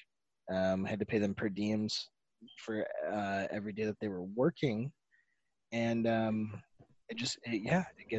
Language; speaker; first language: English; native; English